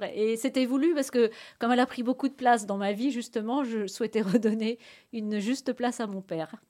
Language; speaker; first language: French; native; French